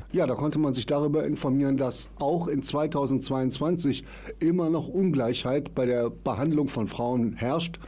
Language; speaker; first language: German; native; German